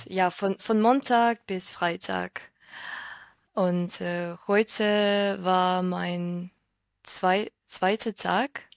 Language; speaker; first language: German; non-native, learner; Ukrainian